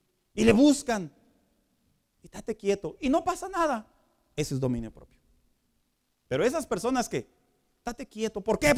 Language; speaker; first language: Spanish; native; Spanish